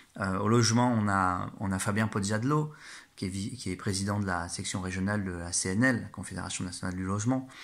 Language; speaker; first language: French; native; French